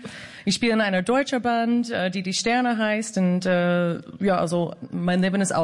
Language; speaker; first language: German; non-native, fluent; English